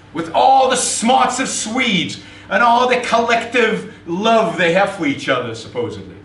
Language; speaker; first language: English; non-native, fluent; Hebrew